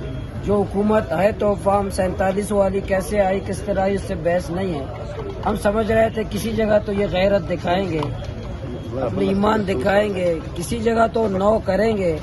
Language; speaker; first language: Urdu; non-native, local second language; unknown